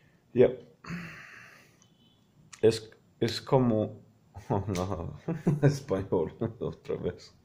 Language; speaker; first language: Spanish; non-native, learner; Swedish